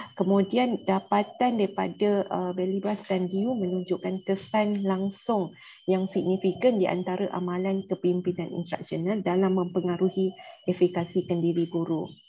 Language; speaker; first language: Malay; native; Malay